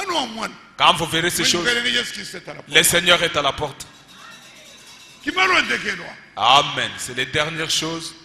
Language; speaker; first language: French; non-native, local second language; Luba-Lulua